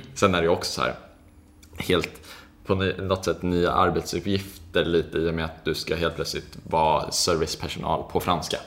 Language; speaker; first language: Swedish; native; Swedish